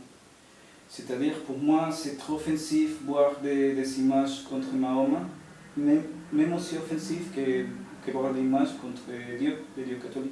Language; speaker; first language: French; non-native, fluent; Spanish